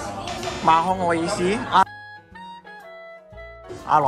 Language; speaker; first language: Cantonese; non-native, fluent; Japanese